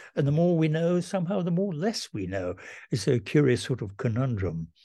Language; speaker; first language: English; native; English